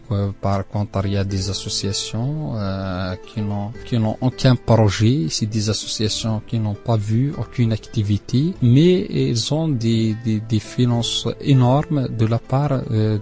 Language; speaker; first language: French; non-native, local second language; Arabic